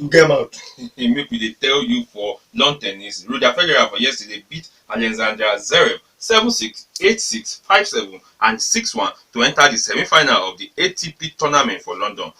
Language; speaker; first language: Nigerian Pidgin; native; Nigerian Pidgin